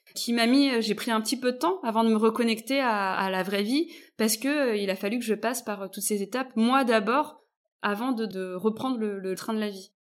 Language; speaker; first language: French; native; French